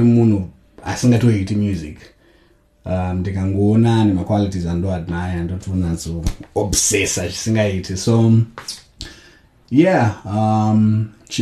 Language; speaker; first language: English; non-native, local second language; Shona